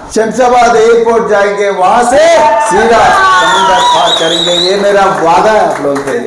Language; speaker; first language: Hindi; non-native, local second language; Telugu